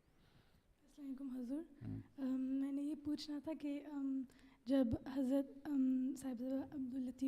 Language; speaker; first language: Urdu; early bilingual, heritage; Urdu